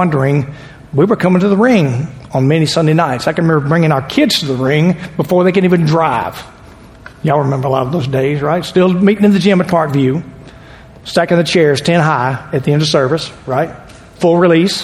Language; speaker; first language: English; native; English